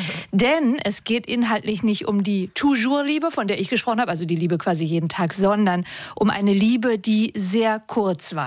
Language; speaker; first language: German; native; German